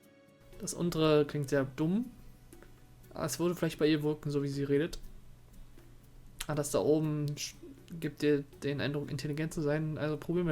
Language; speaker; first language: German; native; German